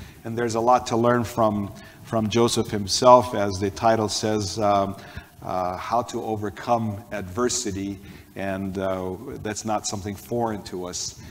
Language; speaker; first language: English; non-native, fluent; Armenian